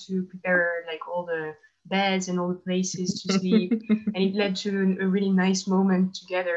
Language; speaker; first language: English; non-native, fluent; French